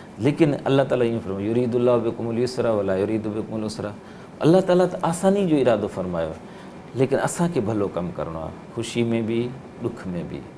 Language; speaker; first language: Sindhi; native; Sindhi